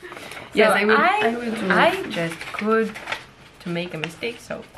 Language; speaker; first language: English; non-native, learner; Russian